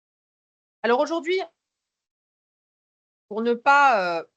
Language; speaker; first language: French; native; French